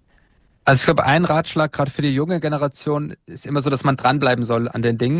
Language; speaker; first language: German; native; German